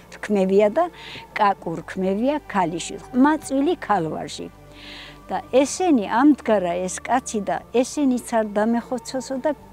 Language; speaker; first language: Georgian; non-native, local second language; Svan